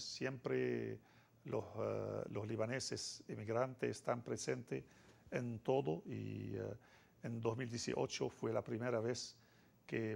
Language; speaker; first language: Spanish; non-native, fluent; Arabic